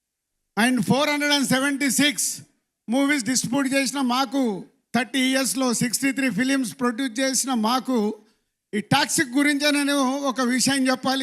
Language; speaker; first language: Telugu; native; Telugu